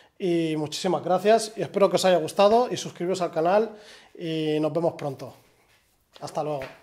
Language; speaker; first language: Spanish; early bilingual, other home language; Arabic